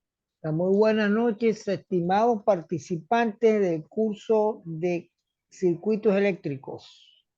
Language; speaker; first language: Spanish; native; Spanish